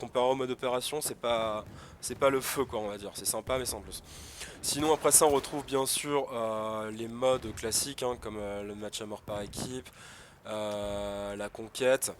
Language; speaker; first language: French; native; French